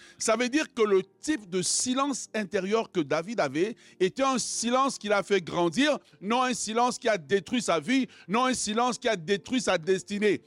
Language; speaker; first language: French; non-native, local second language; Lingala